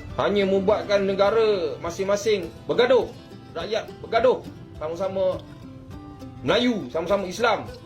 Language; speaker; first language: Malay; native; Malay